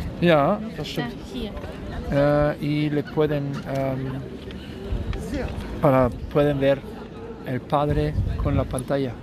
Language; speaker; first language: Spanish; non-native, learner; German